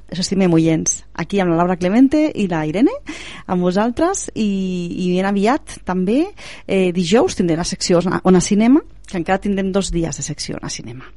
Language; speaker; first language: Catalan; native; Catalan